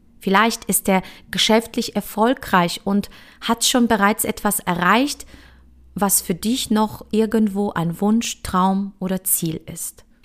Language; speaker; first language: German; early bilingual, other home language; Polish